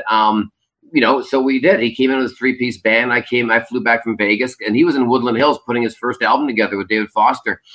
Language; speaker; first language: English; native; English